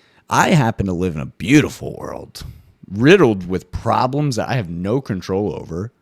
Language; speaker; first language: English; native; English